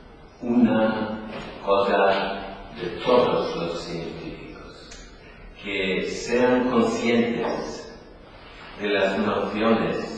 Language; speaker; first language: Spanish; non-native, learner; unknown